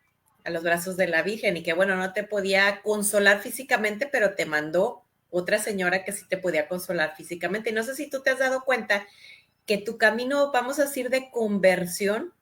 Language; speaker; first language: Spanish; native; Spanish